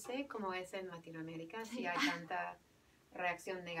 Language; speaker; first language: Spanish; non-native, fluent; English